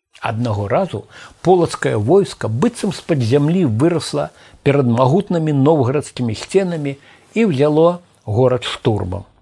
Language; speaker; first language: Belarusian; native; Belarusian